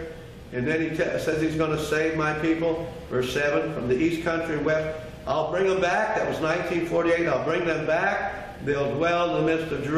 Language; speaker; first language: English; native; English